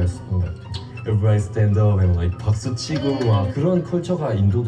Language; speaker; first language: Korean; native; Korean